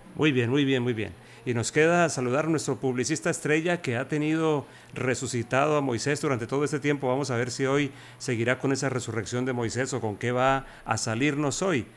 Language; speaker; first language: Spanish; native; Spanish